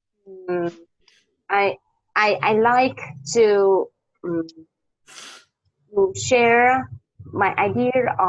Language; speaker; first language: English; non-native, learner; Vietnamese